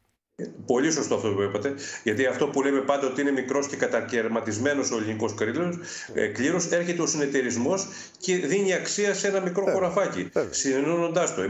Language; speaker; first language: Greek; native; Greek